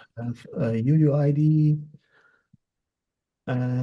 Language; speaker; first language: English; non-native, fluent; German